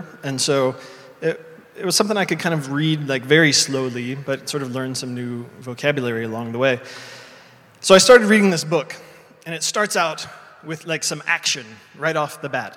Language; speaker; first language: English; native; English